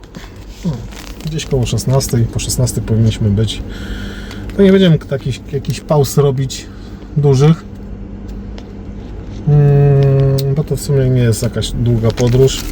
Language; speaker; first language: Polish; native; Polish